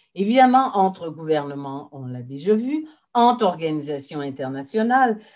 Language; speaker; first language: French; native; French